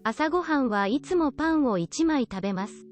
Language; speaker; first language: Japanese; non-native, learner; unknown